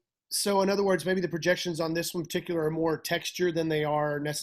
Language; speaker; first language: English; native; English